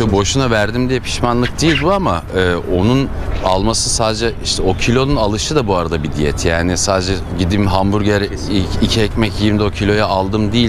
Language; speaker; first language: Turkish; native; Turkish